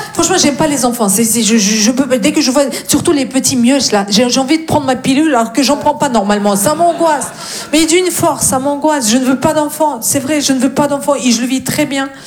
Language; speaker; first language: French; non-native, fluent; Russian